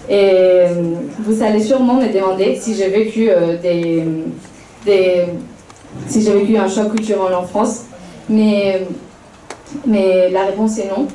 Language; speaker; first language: French; non-native, fluent; Spanish